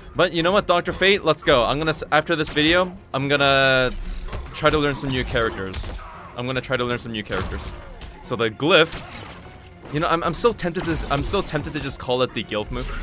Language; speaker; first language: English; non-native, fluent; Korean